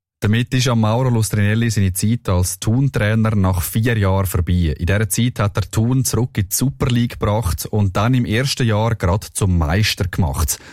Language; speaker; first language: German; native; German